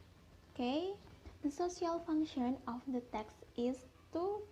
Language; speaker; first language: English; non-native, fluent; Indonesian